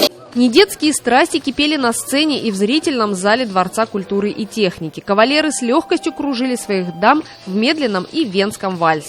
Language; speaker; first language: Russian; native; Russian